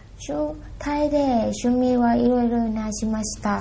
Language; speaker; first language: Japanese; non-native, learner; Thai